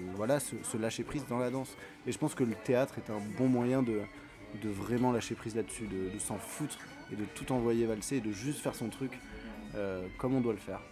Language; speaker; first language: French; native; French